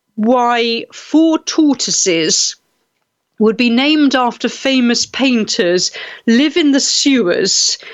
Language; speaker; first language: English; native; English